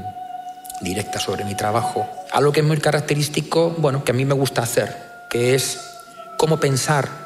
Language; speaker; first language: Spanish; native; Spanish